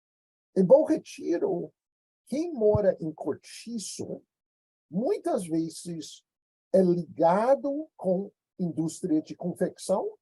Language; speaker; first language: Portuguese; non-native, fluent; English